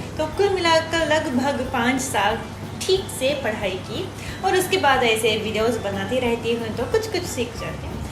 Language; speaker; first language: Hindi; non-native, fluent; Japanese